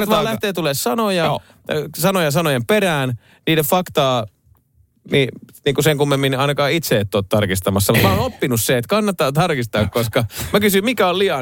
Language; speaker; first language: Finnish; native; Finnish